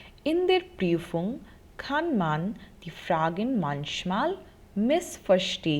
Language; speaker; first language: German; non-native, fluent; Hindi